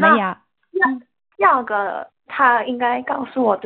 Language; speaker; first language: Chinese; non-native, learner; Korean